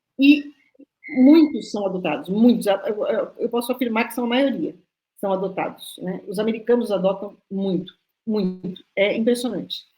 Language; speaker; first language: Portuguese; native; Portuguese